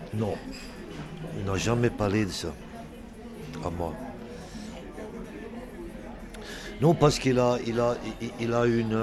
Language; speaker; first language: French; non-native, local second language; Dutch